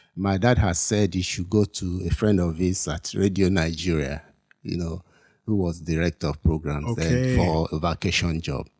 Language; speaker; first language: English; non-native, local second language; Yoruba